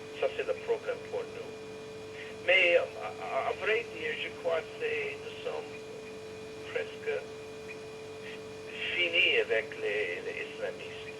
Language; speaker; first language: French; non-native, learner; English